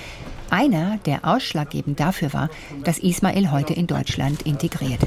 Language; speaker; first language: German; native; German